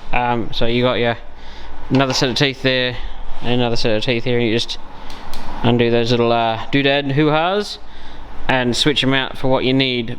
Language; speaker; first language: English; native; English